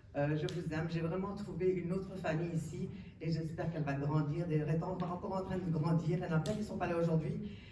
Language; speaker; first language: French; early bilingual, other home language; Arabic